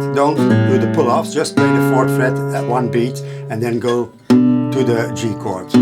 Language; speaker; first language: English; non-native, fluent; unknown